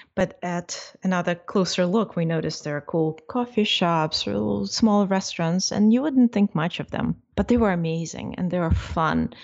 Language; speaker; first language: English; non-native, fluent; Russian